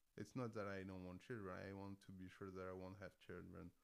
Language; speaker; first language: English; non-native, fluent; French